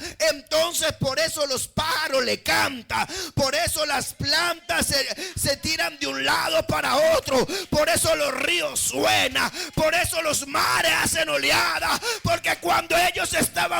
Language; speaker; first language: Spanish; native; Spanish